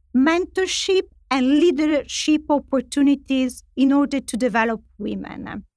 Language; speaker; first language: English; non-native, fluent; Italian